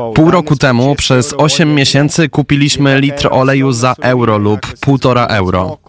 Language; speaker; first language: Polish; non-native, fluent; Slovenian